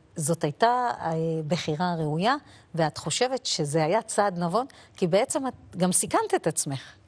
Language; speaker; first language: Hebrew; native; Hebrew